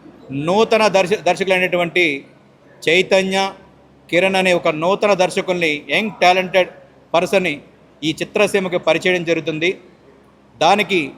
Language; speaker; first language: Telugu; native; Telugu